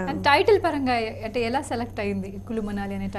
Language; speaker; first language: Telugu; native; Telugu